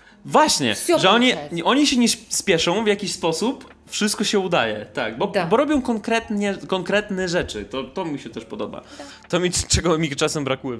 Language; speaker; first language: Polish; non-native, fluent; Russian